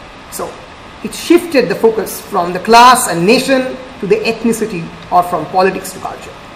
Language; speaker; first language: English; non-native, local second language; Bangla